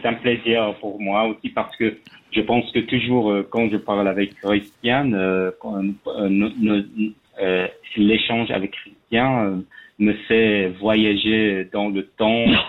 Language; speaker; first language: French; non-native, fluent; Persian